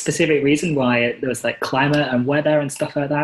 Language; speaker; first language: English; native; English